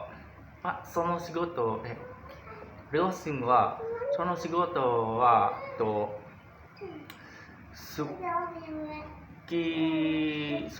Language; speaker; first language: Japanese; non-native, learner; Indonesian